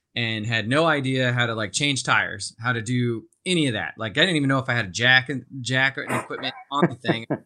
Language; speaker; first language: English; native; English